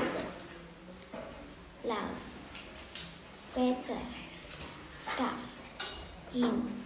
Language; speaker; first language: English; non-native, learner; Vietnamese